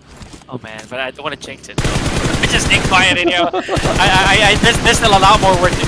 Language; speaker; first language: English; non-native, local second language; Filipino